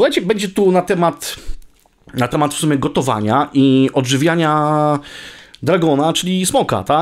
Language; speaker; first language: Polish; native; Polish